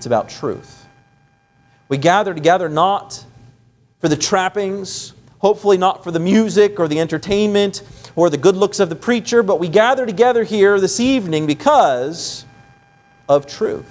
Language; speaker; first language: English; native; English